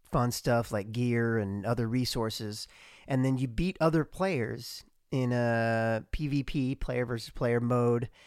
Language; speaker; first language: English; native; English